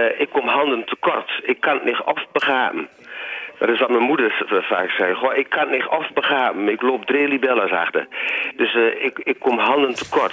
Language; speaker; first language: Dutch; native; Dutch